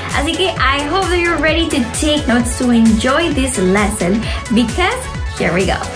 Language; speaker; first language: English; non-native, fluent; Spanish